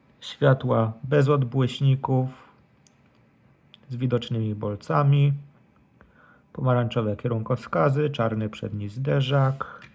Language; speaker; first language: Polish; native; Polish